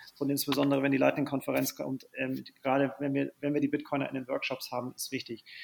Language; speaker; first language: German; native; German